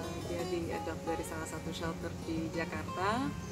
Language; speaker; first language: Indonesian; early bilingual, heritage; Indonesian